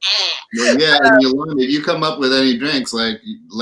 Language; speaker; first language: English; native; English